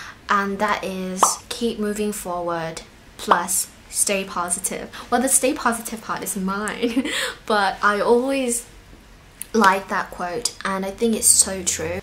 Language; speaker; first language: English; non-native, fluent; Vietnamese